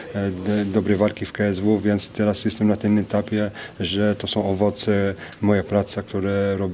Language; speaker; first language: Polish; non-native, fluent; French